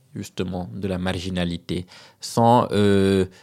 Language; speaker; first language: French; non-native, local second language; Serer